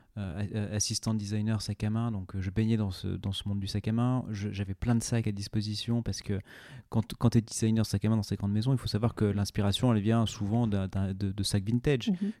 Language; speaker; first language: French; native; French